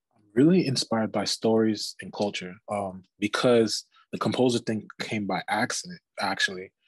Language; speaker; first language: English; native; English